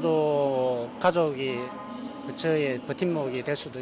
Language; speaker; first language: Korean; native; Korean